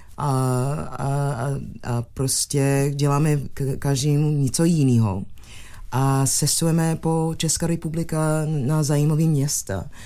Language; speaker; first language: Czech; non-native, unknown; English